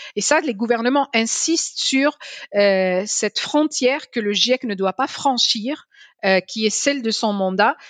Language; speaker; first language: French; non-native, local second language; Arabic